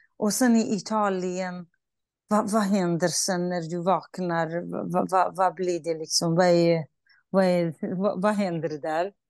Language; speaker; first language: Swedish; non-native, fluent; Kurdish